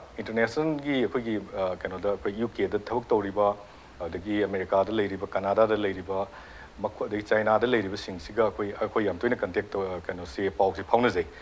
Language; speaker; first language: Manipuri; native; Manipuri